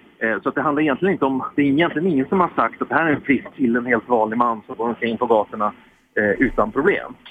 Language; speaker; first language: Swedish; native; Swedish